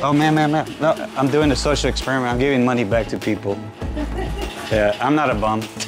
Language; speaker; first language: English; early bilingual, other home language; Spanish